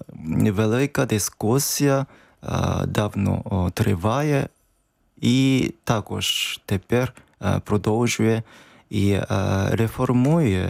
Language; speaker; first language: Ukrainian; non-native, learner; Japanese